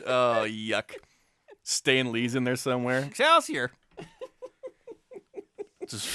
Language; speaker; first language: English; native; English